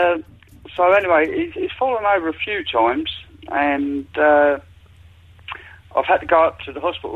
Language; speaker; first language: English; native; English